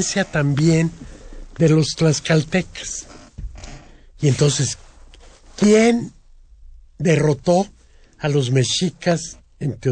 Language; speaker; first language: Spanish; native; Spanish